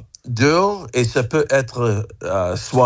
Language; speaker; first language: French; non-native, fluent; English